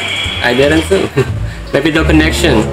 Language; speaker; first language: English; non-native, local second language; Filipino